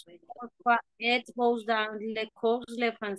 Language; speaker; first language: French; non-native, learner; Spanish